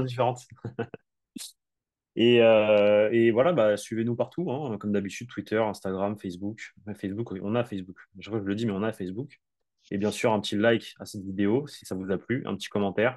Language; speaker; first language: French; native; French